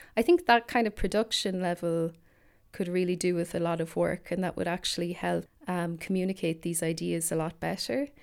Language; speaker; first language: English; native; English